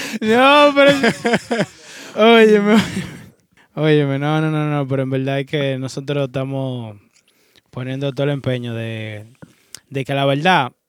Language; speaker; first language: Spanish; native; Spanish